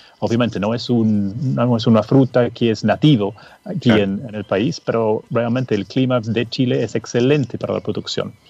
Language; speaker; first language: Spanish; non-native, fluent; English